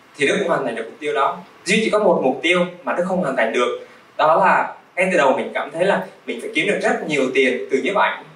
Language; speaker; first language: Vietnamese; early bilingual, other home language; Russian